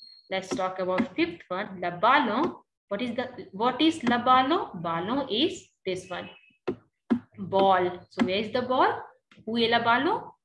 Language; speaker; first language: English; non-native, local second language; Hindi